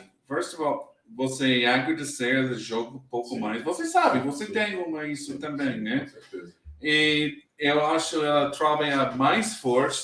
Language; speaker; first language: Portuguese; non-native, learner; English